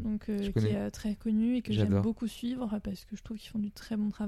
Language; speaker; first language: French; native; French